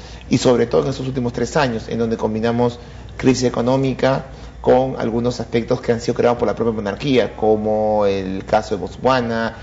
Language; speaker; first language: Spanish; native; Spanish